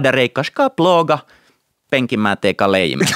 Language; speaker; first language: Lithuanian; non-native, fluent; Finnish